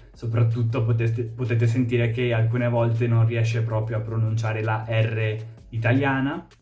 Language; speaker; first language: Italian; native; Italian